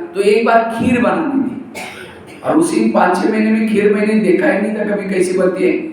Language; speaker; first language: Hindi; non-native, local second language; Marathi